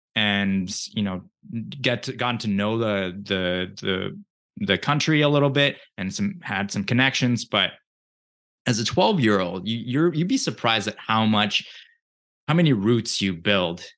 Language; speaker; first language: English; early bilingual, other home language; Japanese